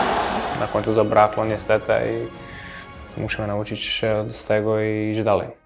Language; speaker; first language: Polish; non-native, fluent; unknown